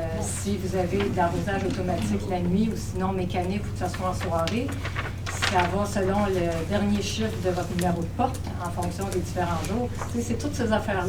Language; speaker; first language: French; native; French